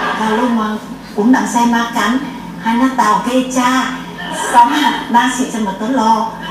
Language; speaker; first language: Indonesian; non-native, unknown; Vietnamese